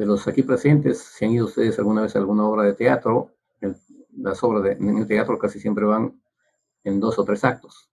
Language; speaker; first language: Spanish; native; Spanish